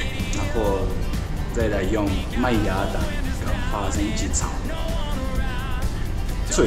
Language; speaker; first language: Chinese; non-native, learner; Japanese